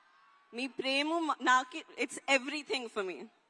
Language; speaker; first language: Telugu; non-native, learner; Hindi